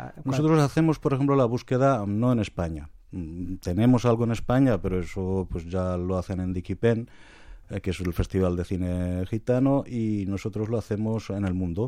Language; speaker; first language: Spanish; non-native, fluent; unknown